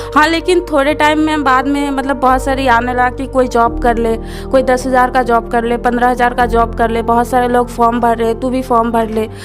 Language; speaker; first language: Hindi; non-native, local second language; Assamese